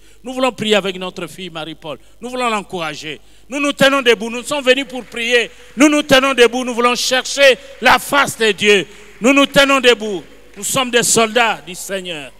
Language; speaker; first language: French; non-native, local second language; Lingala